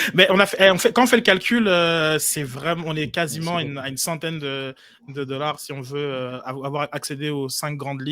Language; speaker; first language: French; native; French